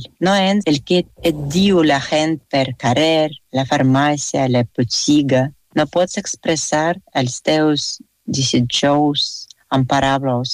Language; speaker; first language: Catalan; non-native, learner; Russian